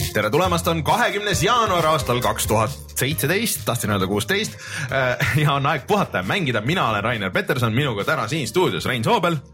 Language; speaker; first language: Estonian; native; Estonian